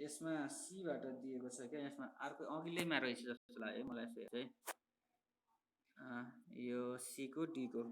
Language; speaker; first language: Nepali; native; Nepali